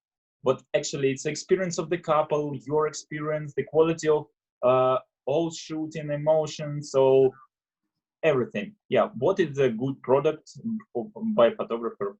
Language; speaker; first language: English; non-native, learner; Russian